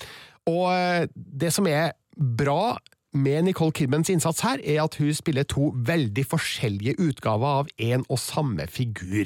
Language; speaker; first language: Norwegian; native; Norwegian